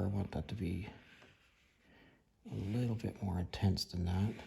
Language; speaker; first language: English; native; English